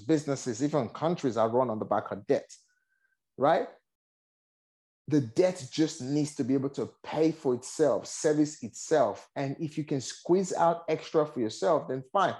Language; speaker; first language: English; non-native, local second language; Yoruba